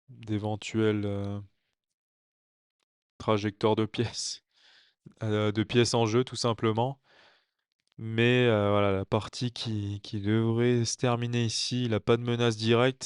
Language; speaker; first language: French; native; French